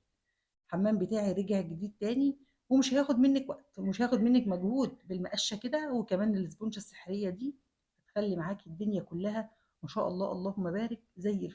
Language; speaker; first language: Arabic; native; Arabic